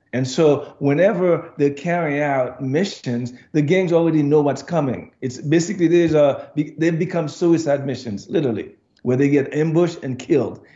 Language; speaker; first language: English; non-native, fluent; Haitian Creole